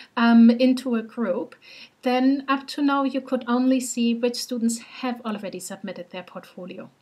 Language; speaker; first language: English; non-native, fluent; German